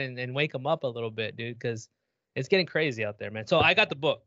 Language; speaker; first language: English; early bilingual, other home language; Spanish